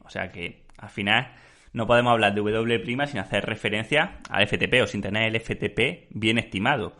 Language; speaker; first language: Spanish; native; Spanish